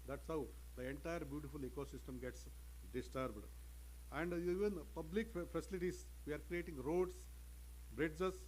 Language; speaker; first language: English; non-native, local second language; Kannada